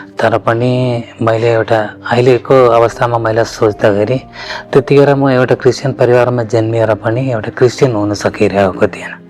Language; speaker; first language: Nepali; non-native, fluent; Malayalam